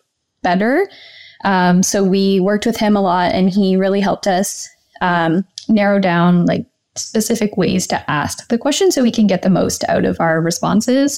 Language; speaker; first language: English; native; English